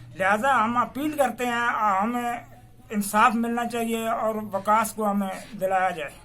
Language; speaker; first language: Urdu; non-native, local second language; Punjabi